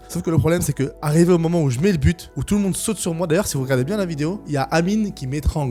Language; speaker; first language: French; native; French